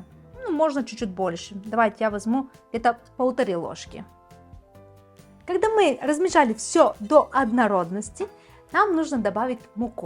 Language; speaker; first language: Russian; non-native, fluent; Bulgarian